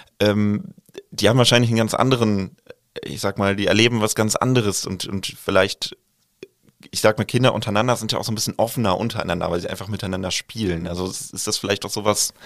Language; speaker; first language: German; native; German